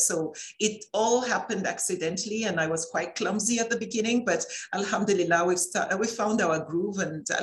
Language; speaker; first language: English; native; English